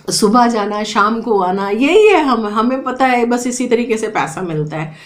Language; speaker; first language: Hindi; native; Hindi